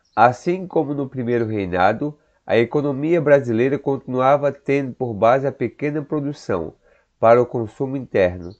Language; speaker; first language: Portuguese; native; Portuguese